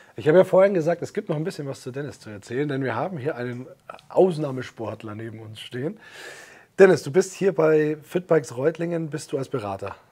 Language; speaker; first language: German; native; German